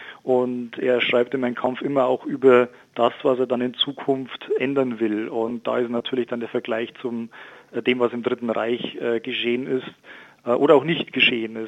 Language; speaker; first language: German; native; German